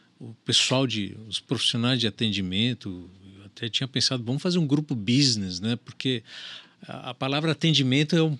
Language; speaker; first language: Portuguese; early bilingual, other home language; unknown